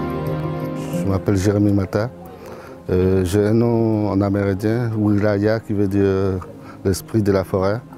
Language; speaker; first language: French; non-native, local second language; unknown